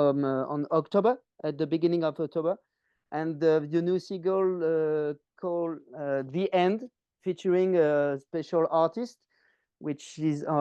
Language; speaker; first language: English; non-native, learner; French